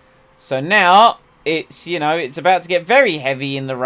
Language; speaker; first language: English; native; English